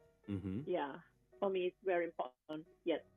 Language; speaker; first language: English; non-native, fluent; Thai